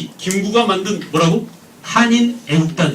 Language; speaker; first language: Korean; native; Korean